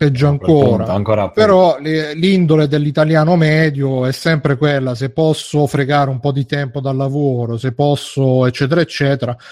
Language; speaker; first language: Italian; native; Italian